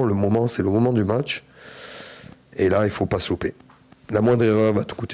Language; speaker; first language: French; native; French